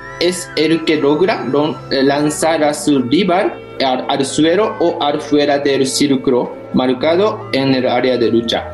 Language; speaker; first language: Spanish; non-native, fluent; Japanese